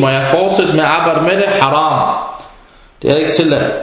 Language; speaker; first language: Danish; early bilingual, other home language; Arabic